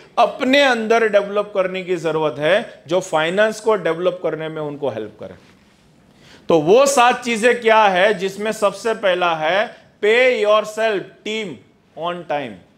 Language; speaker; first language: Hindi; non-native, local second language; Gujarati